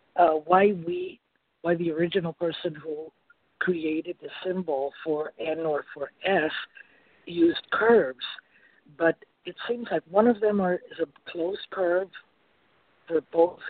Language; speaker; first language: English; non-native, fluent; Spanish